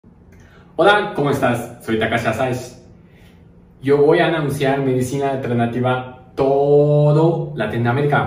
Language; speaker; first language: Spanish; non-native, learner; Japanese